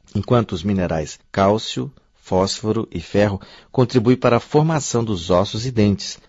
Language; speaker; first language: Portuguese; native; Portuguese